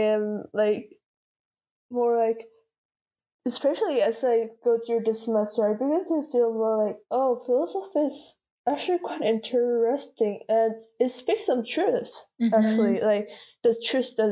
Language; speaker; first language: English; non-native, fluent; Korean